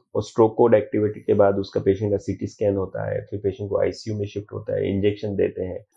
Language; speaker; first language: Hindi; non-native, local second language; Marathi